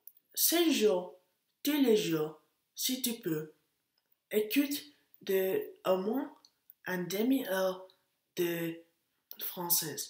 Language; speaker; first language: French; non-native, learner; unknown